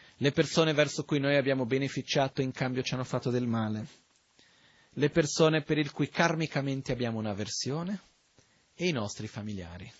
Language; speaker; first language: Italian; non-native, fluent; Portuguese